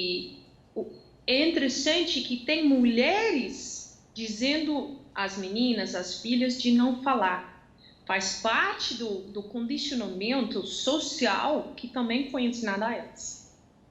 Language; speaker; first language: Portuguese; non-native, fluent; Dutch